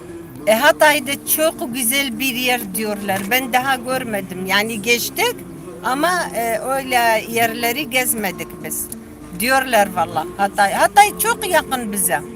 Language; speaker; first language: Turkish; non-native, local second language; Kurdish